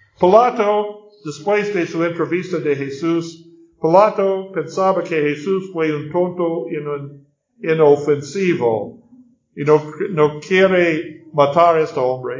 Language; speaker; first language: Spanish; non-native, learner; English